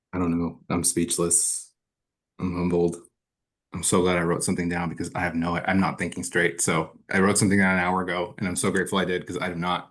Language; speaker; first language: English; early bilingual, other home language; Spanish